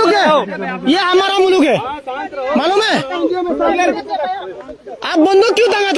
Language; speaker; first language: Hindi; non-native, learner; Bangla